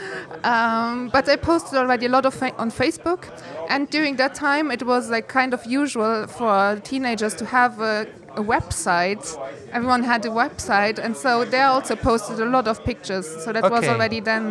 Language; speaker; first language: English; non-native, fluent; Luxembourgish